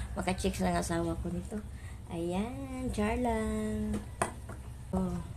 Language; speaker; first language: Filipino; non-native, local second language; Cebuano